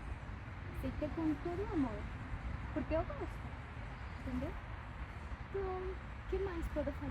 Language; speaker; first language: Portuguese; non-native, fluent; Spanish